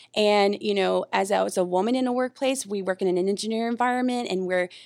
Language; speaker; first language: English; native; English